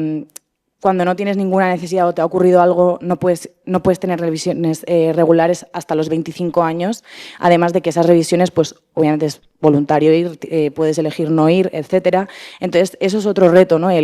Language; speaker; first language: Spanish; native; Spanish